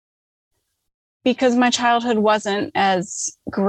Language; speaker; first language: English; native; English